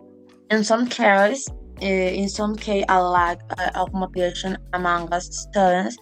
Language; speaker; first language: English; non-native, learner; Spanish